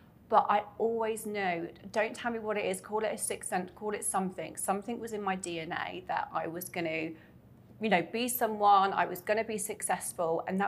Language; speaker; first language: English; native; English